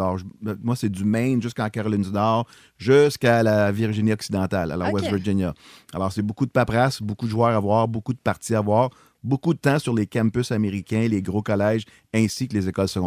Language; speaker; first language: French; native; French